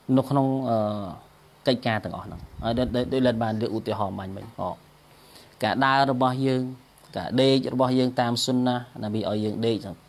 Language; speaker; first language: Khmer; non-native, local second language; Eastern Cham